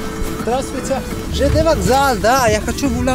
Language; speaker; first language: Russian; non-native, learner; Italian